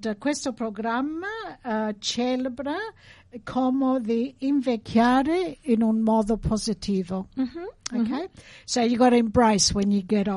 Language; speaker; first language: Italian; early bilingual, heritage; English